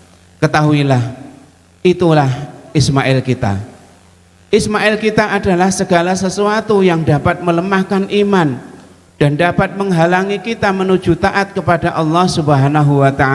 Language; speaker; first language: Indonesian; native; Indonesian